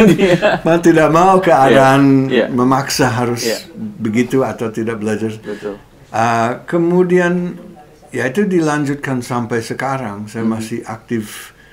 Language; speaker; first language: Indonesian; non-native, fluent; English